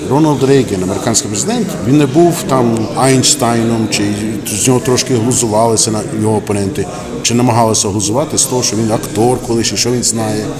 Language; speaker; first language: Ukrainian; native; Ukrainian